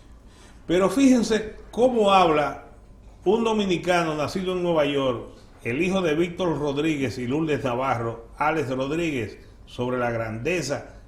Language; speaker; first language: Spanish; native; Spanish